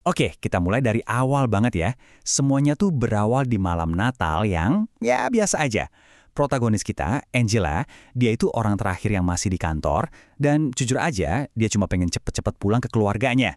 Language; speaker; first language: Indonesian; native; Indonesian